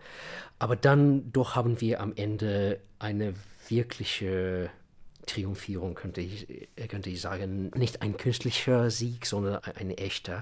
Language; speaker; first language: German; non-native, fluent; Russian